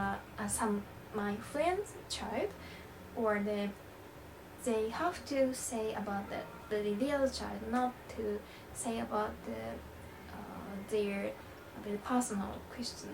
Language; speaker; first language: English; non-native, learner; Japanese